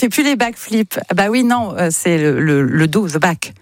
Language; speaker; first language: French; native; French